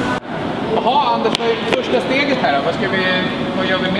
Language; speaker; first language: Swedish; native; Swedish